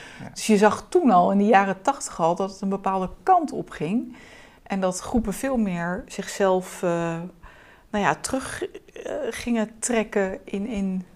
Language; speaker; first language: Dutch; early bilingual, other home language; Turkish